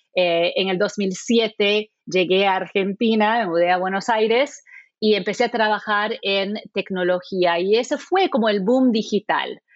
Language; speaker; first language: Spanish; non-native, fluent; English